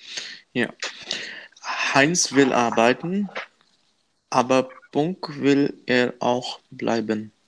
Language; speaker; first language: German; non-native, learner; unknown